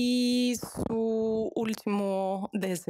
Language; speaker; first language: Spanish; non-native, fluent; Polish